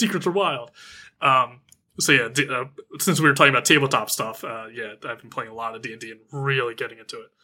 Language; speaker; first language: English; native; English